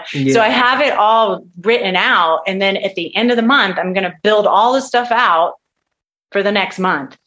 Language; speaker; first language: English; native; English